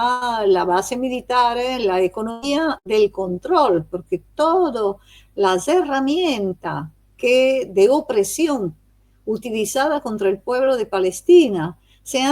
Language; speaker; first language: Spanish; non-native, fluent; Italian